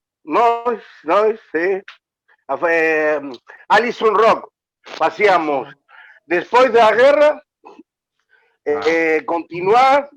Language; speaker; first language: Portuguese; non-native, learner; Spanish